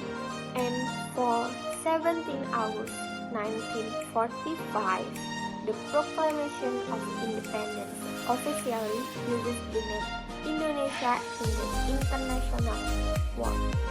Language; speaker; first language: English; non-native, learner; Indonesian